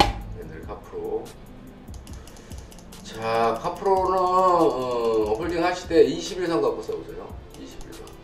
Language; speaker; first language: Korean; native; Korean